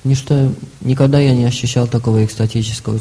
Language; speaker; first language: Russian; native; Russian